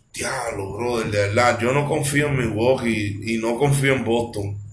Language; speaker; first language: Spanish; early bilingual, heritage; Spanish